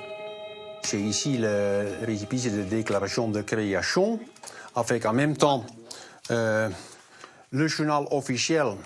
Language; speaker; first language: French; non-native, learner; Dutch